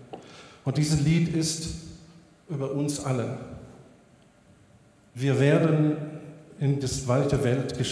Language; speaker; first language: German; non-native, fluent; Hebrew